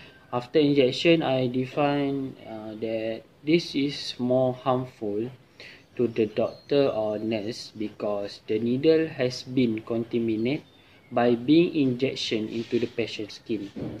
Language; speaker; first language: English; non-native, local second language; Malay